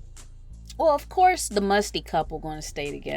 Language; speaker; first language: English; native; English